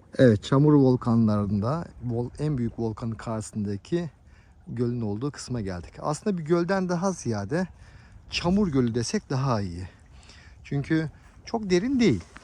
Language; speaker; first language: Turkish; native; Turkish